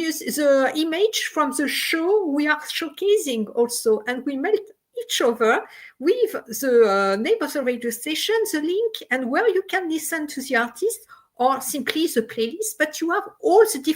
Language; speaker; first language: English; non-native, fluent; French